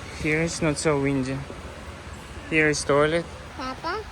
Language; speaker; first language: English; non-native, learner; Russian